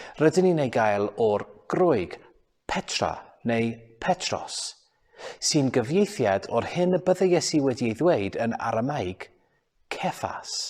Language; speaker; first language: Welsh; non-native, local second language; English